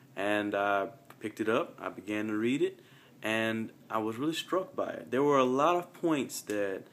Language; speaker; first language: English; native; English